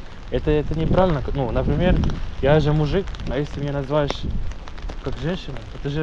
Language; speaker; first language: Russian; non-native, learner; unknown